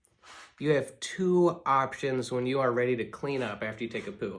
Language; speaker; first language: English; native; English